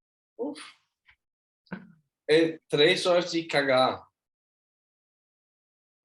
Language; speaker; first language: Portuguese; non-native, learner; Swedish